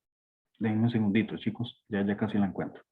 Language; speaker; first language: Spanish; native; Spanish